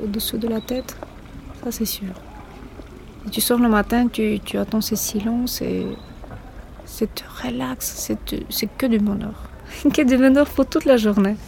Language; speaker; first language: French; non-native, fluent; Ukrainian